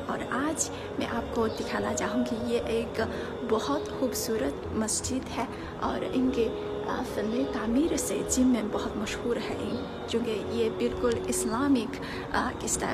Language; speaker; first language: Hindi; non-native, fluent; Chinese